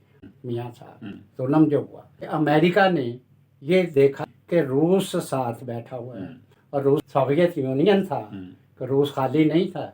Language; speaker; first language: Urdu; non-native, local second language; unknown